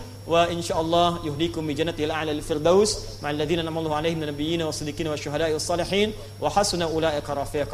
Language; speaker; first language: Arabic; non-native, fluent; Indonesian